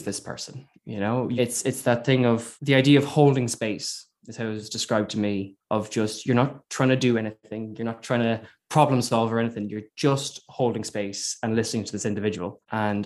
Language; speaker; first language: English; native; English